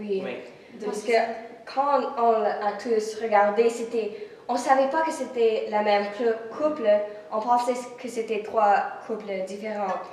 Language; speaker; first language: French; non-native, local second language; English